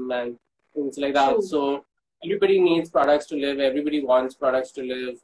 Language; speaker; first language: English; non-native, local second language; Hindi